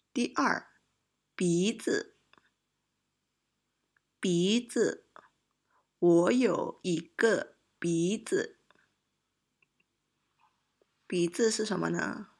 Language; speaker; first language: Chinese; non-native, local second language; Malay